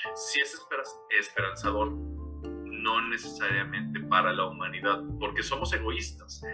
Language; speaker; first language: Spanish; native; Spanish